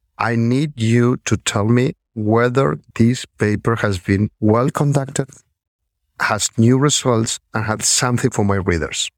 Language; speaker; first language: English; non-native, fluent; Spanish